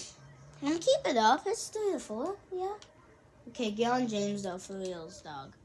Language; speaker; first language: English; native; English